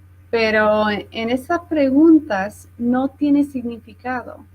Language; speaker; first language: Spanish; non-native, fluent; English